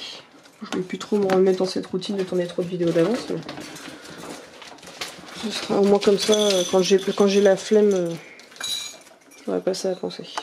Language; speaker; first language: French; native; French